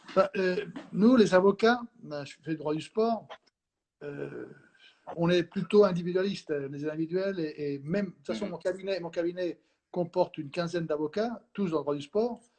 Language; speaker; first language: French; non-native, fluent; Spanish